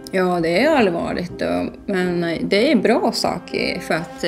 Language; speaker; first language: Swedish; non-native, learner; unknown